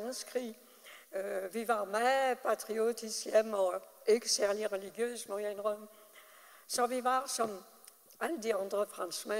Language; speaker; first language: Danish; non-native, fluent; French